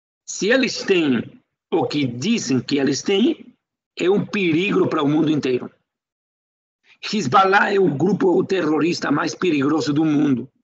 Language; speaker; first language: Portuguese; non-native, fluent; Spanish